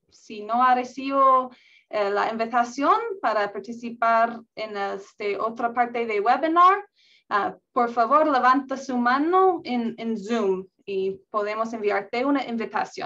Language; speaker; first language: Spanish; non-native, learner; English